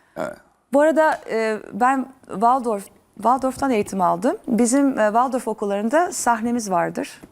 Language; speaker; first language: Turkish; early bilingual, heritage; Turkish